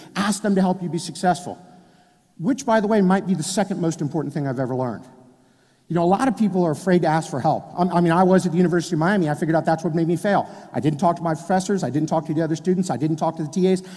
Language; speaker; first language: English; native; English